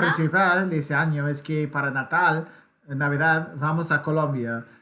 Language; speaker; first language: Spanish; non-native, learner; English